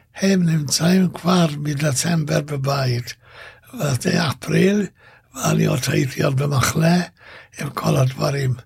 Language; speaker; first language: Hebrew; non-native, fluent; Hungarian